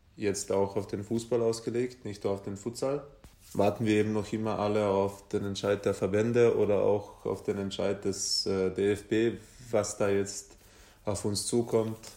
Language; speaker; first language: German; native; German